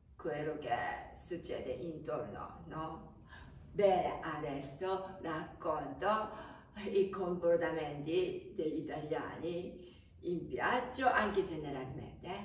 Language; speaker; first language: Italian; non-native, fluent; Japanese